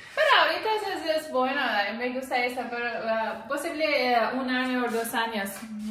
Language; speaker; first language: Spanish; non-native, learner; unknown